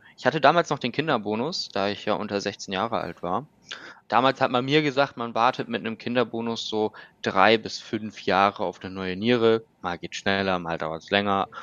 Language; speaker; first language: German; native; German